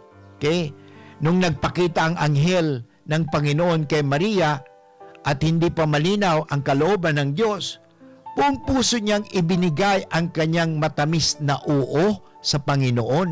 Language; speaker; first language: Filipino; non-native, local second language; Bikol